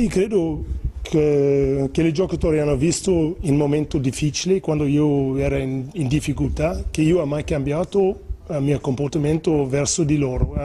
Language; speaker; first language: Italian; non-native, fluent; English